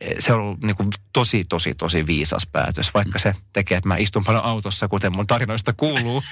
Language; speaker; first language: Finnish; non-native, local second language; Swedish